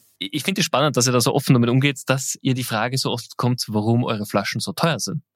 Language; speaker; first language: German; native; German